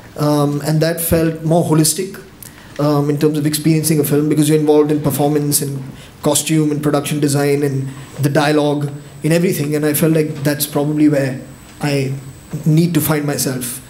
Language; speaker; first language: English; non-native, local second language; Hindi